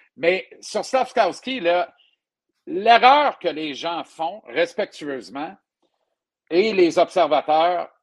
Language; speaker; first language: French; native; French